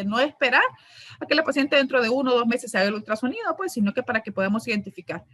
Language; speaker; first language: Spanish; native; Spanish